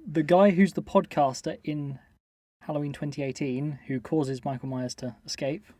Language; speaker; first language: English; native; English